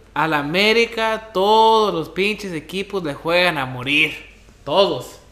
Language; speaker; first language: Spanish; native; Spanish